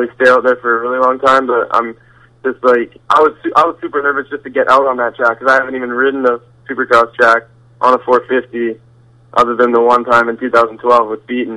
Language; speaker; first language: English; native; English